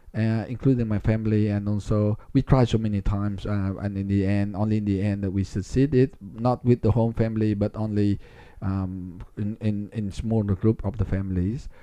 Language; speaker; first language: English; non-native, fluent; Vietnamese